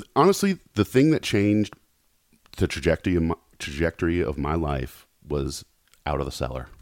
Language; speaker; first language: English; native; English